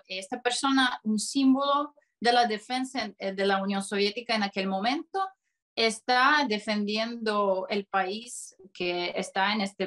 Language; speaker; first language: Spanish; non-native, fluent; Russian